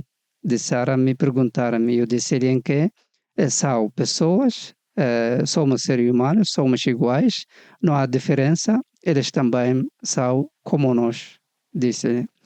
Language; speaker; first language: Portuguese; non-native, fluent; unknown